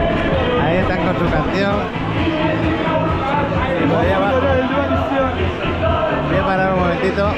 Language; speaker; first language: Spanish; native; Spanish